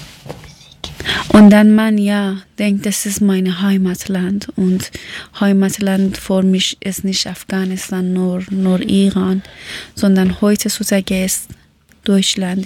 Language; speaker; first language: German; non-native, learner; Persian